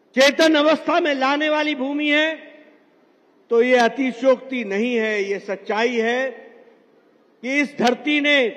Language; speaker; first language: Hindi; native; Hindi